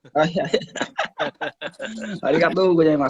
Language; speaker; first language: Japanese; non-native, learner; Hindi